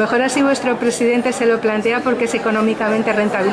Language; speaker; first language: Spanish; native; Spanish